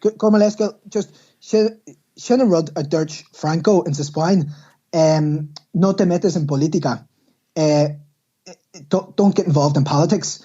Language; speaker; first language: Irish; non-native, local second language; English